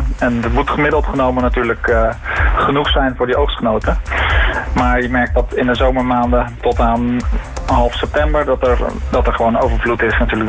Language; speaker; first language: Dutch; native; Dutch